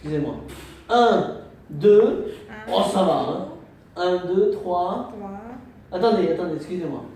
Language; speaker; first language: French; non-native, fluent; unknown